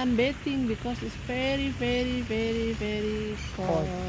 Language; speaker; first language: English; non-native, learner; Indonesian